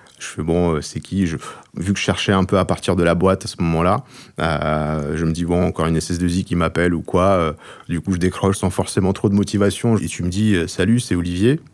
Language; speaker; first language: French; early bilingual, other home language; Russian